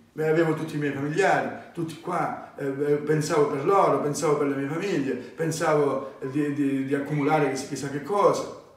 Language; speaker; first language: Italian; native; Italian